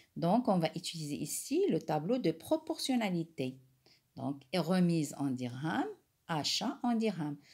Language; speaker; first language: French; non-native, local second language; Arabic